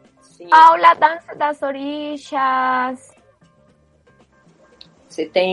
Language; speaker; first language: Portuguese; non-native, learner; Spanish